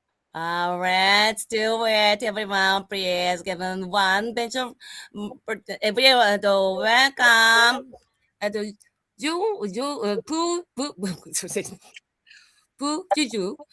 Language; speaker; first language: English; non-native, learner; Japanese